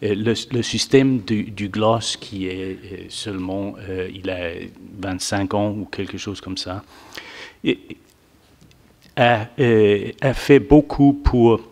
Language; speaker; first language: French; non-native, fluent; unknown